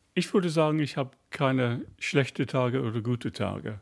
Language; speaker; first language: German; non-native, fluent; English